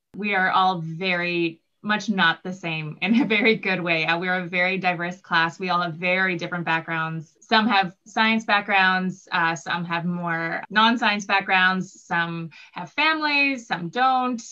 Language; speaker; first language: English; native; English